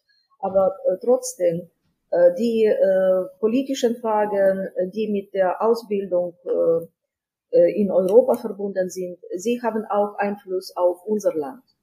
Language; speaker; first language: German; non-native, fluent; Ukrainian